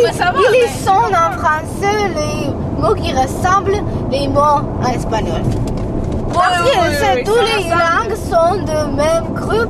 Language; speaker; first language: French; non-native, learner; Georgian